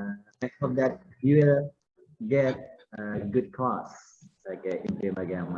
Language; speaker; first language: English; non-native, learner; Indonesian